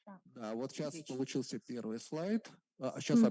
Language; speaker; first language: Russian; native; Russian